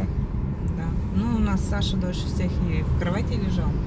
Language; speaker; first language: Russian; native; Russian